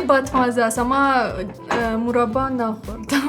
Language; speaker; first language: Persian; non-native, learner; Russian